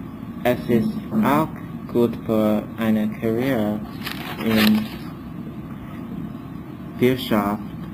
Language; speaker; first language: German; non-native, learner; English